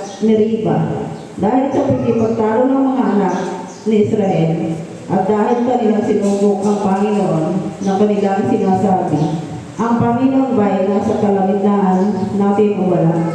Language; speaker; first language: Filipino; native; Filipino